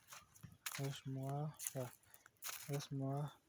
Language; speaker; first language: French; non-native, learner; Portuguese